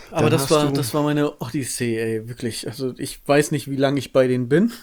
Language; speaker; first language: German; native; German